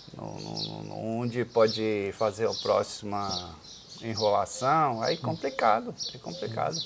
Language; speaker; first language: Portuguese; non-native, fluent; Dutch